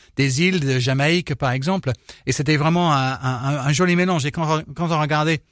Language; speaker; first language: French; non-native, fluent; English